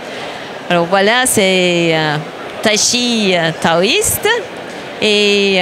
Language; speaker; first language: French; non-native, fluent; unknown